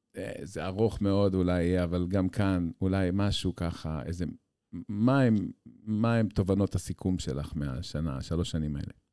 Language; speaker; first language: Hebrew; native; Hebrew